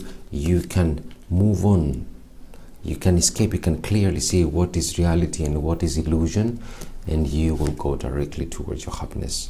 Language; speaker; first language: English; non-native, fluent; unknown